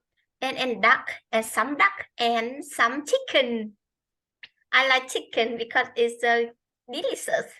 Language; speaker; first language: English; non-native, fluent; Vietnamese